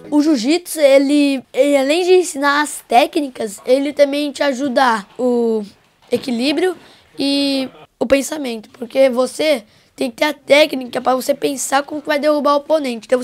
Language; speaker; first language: Portuguese; early bilingual, heritage; Portuguese